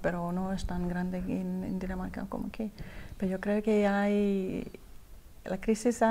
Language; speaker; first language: Spanish; non-native, learner; Danish